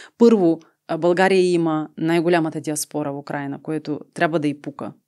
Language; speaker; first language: Bulgarian; early bilingual, heritage; Bulgarian